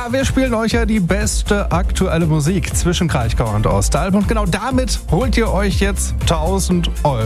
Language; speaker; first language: German; native; German